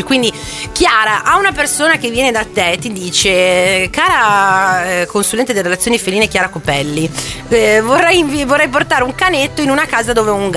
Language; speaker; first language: Italian; native; Italian